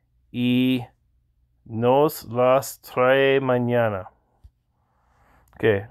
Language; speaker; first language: Spanish; non-native, learner; English